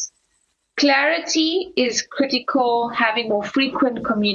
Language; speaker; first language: English; native; English